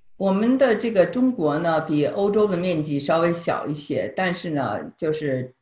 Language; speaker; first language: Chinese; native; Chinese